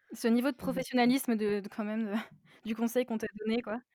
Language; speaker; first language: French; native; French